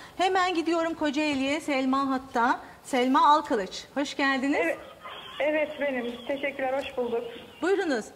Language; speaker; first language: Turkish; native; Turkish